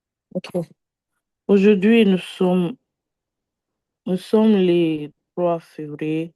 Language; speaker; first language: French; non-native, learner; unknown